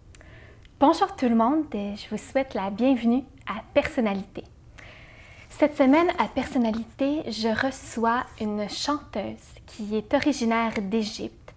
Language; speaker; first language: French; native; French